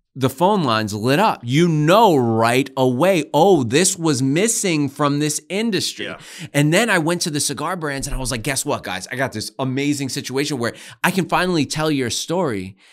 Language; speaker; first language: English; native; English